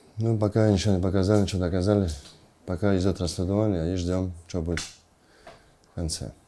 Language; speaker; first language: Russian; non-native, learner; Georgian